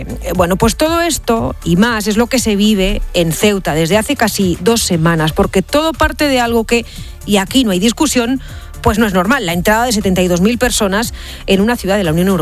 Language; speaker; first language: Spanish; native; Spanish